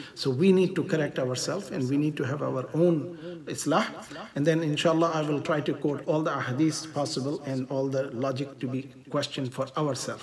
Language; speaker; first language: English; non-native, local second language; Urdu